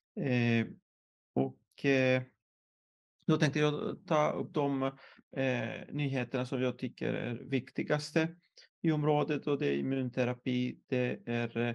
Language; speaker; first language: Swedish; non-native, fluent; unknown